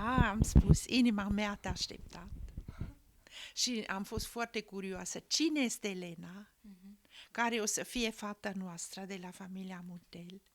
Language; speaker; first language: Romanian; non-native, fluent; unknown